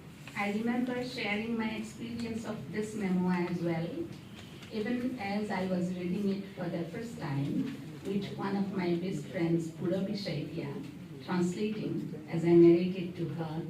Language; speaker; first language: English; non-native, local second language; Assamese